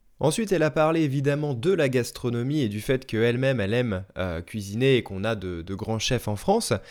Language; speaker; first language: French; native; French